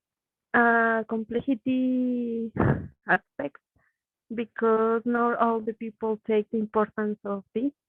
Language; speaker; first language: English; non-native, learner; Spanish